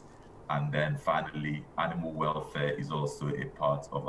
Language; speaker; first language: English; non-native, local second language; Igbo